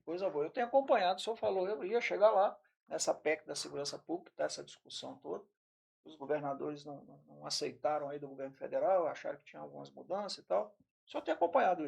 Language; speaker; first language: Portuguese; native; Portuguese